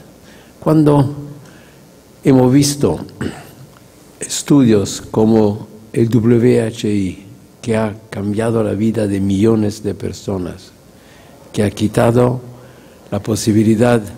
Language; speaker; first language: Spanish; non-native, fluent; Italian